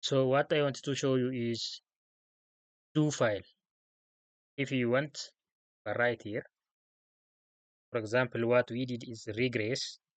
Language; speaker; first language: English; non-native, local second language; Oromo